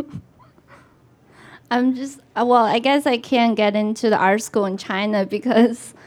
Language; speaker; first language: English; non-native, fluent; Chinese